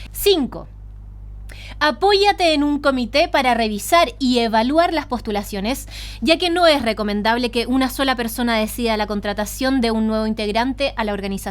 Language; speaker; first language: Spanish; native; Spanish